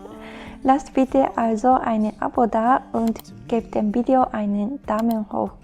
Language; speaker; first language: German; non-native, fluent; Japanese